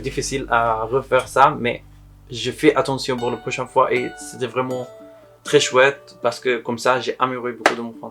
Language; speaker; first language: French; non-native, learner; Arabic